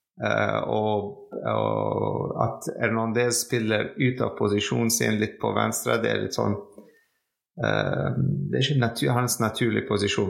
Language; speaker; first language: Norwegian; non-native, fluent; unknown